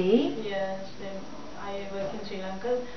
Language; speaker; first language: English; non-native, learner; Sinhala